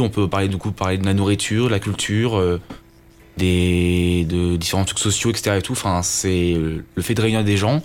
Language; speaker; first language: French; native; French